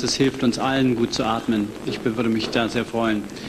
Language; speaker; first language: German; native; German